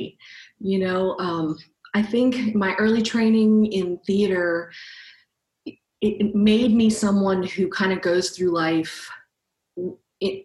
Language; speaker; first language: English; native; English